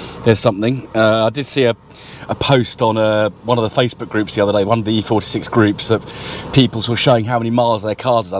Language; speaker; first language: English; native; English